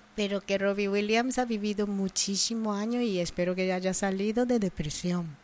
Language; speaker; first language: Spanish; non-native, fluent; Japanese